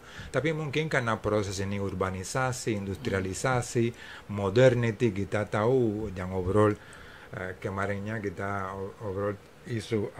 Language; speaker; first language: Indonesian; non-native, fluent; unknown